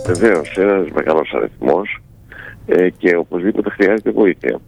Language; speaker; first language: Greek; native; Greek